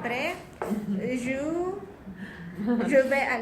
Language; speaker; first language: French; non-native, learner; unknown